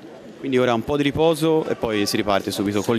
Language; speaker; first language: Italian; native; Italian